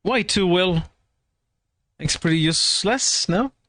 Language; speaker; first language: English; non-native, fluent; French